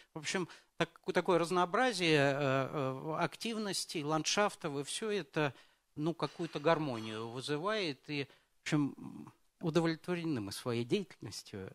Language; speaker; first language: Russian; native; Russian